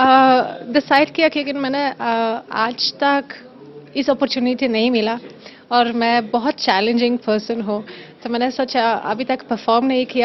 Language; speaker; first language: Hindi; non-native, learner; German